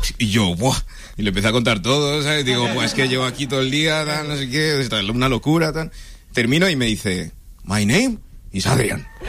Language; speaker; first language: Spanish; early bilingual, other home language; English